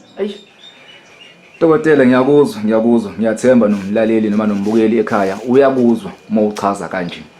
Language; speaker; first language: Zulu; native; Zulu